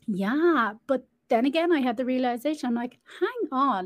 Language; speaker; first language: English; native; English